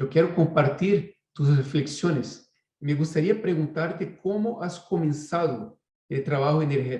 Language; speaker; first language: Spanish; non-native, fluent; Portuguese